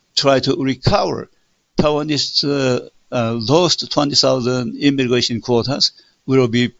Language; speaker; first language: English; non-native, fluent; Min Nan Chinese